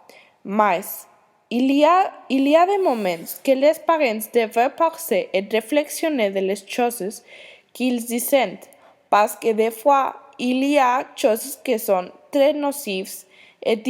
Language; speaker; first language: French; non-native, learner; Spanish